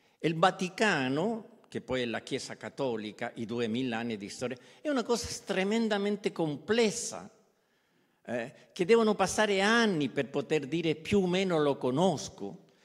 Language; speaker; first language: Italian; non-native, fluent; Spanish